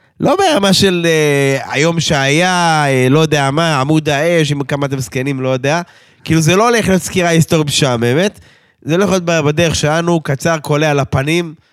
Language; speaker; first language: Hebrew; native; Hebrew